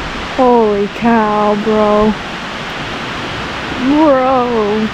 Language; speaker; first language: English; native; English